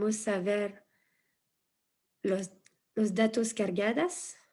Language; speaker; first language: Spanish; non-native, fluent; French